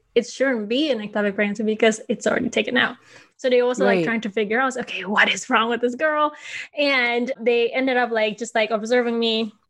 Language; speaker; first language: English; non-native, fluent; Indonesian